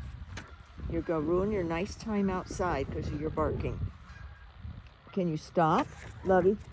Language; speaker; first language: English; native; English